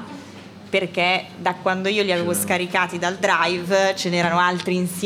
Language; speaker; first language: Italian; native; Italian